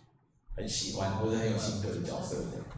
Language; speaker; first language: Chinese; native; Chinese